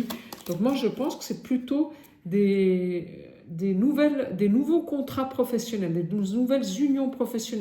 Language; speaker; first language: French; native; French